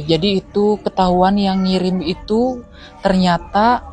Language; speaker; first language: Indonesian; native; Indonesian